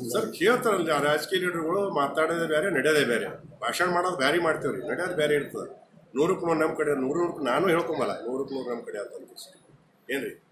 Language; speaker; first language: Kannada; non-native, local second language; Lambadi